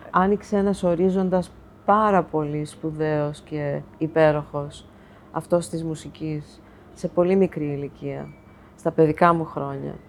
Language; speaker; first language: Greek; early bilingual, heritage; Greek